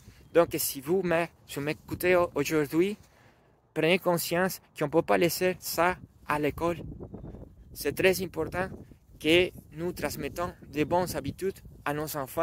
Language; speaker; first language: French; non-native, learner; Spanish